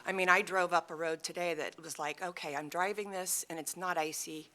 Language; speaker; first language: English; native; English